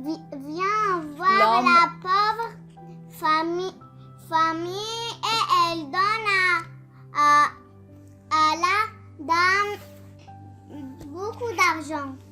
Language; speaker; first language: French; non-native, learner; Arabic